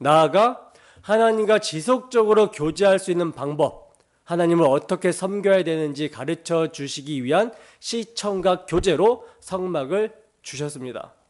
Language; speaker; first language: Korean; native; Korean